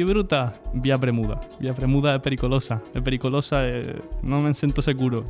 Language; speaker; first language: Italian; non-native, learner; Spanish